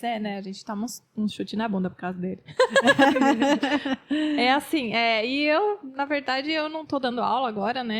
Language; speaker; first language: Portuguese; native; Portuguese